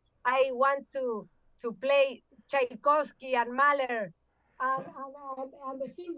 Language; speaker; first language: English; non-native, learner; Spanish